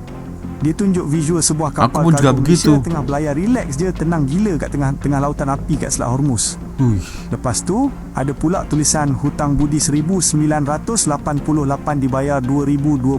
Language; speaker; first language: Malay; native; Malay